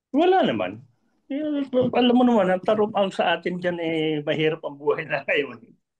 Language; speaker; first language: Filipino; non-native, local second language; Bikol